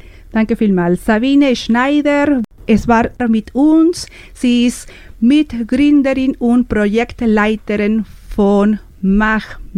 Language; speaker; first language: German; non-native, learner; Spanish